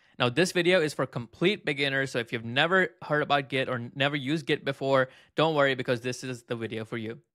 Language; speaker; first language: English; native; English